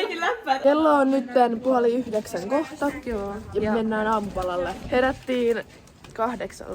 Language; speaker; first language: Finnish; native; Finnish